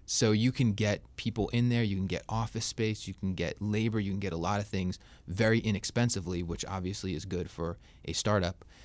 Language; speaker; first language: English; native; English